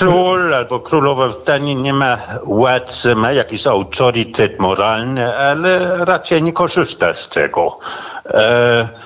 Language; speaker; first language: Polish; non-native, fluent; Danish